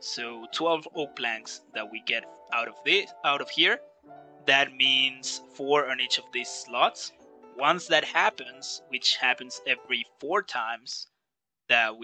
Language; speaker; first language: English; non-native, fluent; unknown